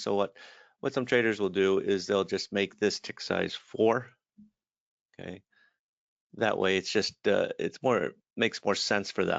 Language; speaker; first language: English; native; English